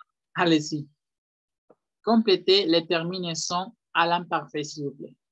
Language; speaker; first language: French; non-native, fluent; Spanish